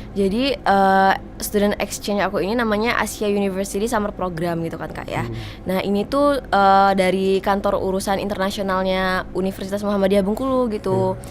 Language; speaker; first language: Indonesian; native; Indonesian